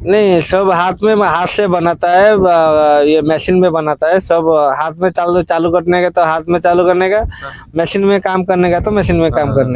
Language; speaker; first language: Hindi; non-native, local second language; Odia